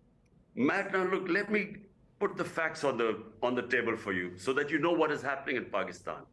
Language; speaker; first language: English; non-native, local second language; Urdu